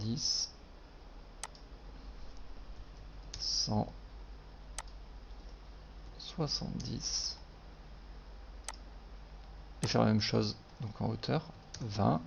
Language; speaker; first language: French; native; French